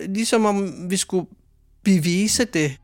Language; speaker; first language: Swedish; non-native, fluent; Kalaallisut